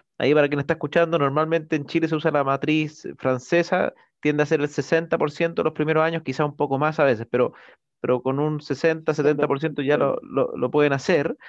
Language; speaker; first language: Spanish; native; Spanish